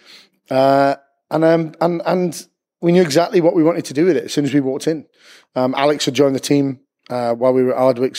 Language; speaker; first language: English; native; English